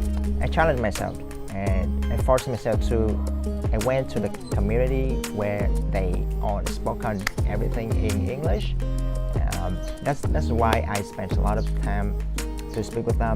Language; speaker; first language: English; non-native, fluent; Vietnamese